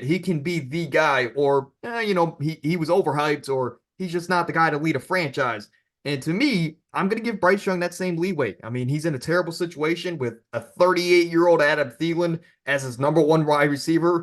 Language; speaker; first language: English; native; English